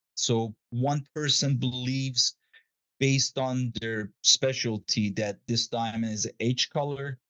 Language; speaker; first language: English; non-native, fluent; Persian